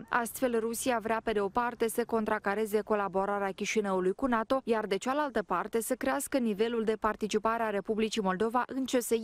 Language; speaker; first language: Romanian; native; Romanian